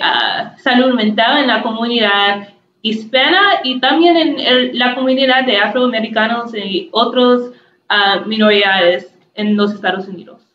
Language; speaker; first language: Spanish; non-native, learner; English